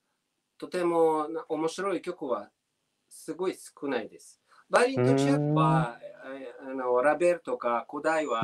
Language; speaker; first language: Japanese; non-native, learner; Russian